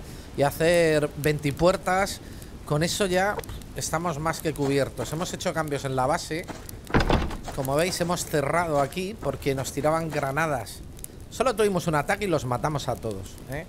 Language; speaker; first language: Spanish; native; Spanish